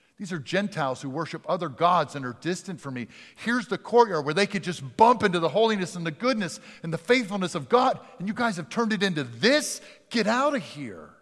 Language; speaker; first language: English; native; English